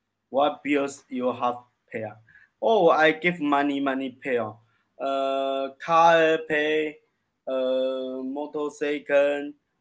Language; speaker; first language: English; non-native, learner; Chinese